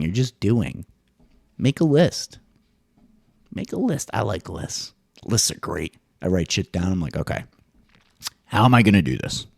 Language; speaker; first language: English; native; English